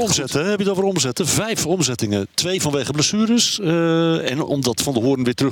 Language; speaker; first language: Dutch; native; Dutch